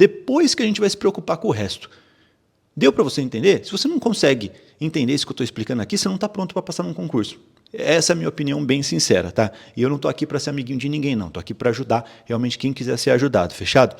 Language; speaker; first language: Portuguese; native; Portuguese